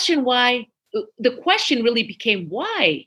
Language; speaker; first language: English; early bilingual, other home language; Spanish